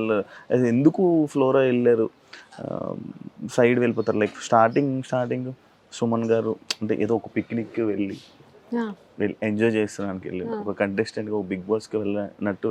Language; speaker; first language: Telugu; native; Telugu